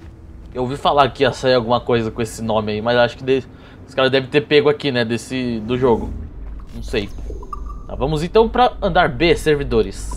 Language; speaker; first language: Portuguese; native; Portuguese